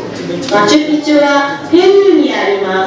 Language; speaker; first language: Japanese; non-native, learner; Indonesian